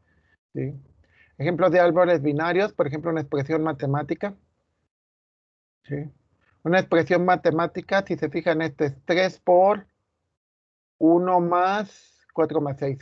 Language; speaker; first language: Spanish; native; Spanish